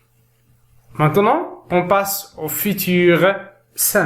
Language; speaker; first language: French; non-native, local second language; Arabic